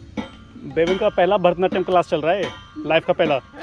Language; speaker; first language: Hindi; native; Hindi